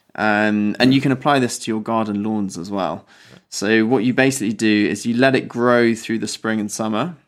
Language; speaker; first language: English; native; English